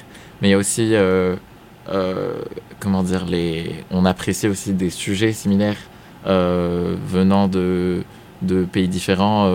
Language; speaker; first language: French; non-native, local second language; Arabic